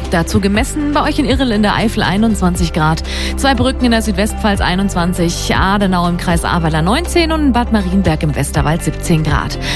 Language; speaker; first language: German; native; German